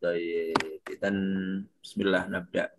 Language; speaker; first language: Arabic; non-native, fluent; Indonesian